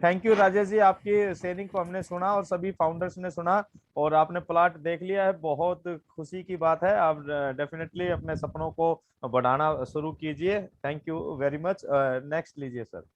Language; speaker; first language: Hindi; native; Hindi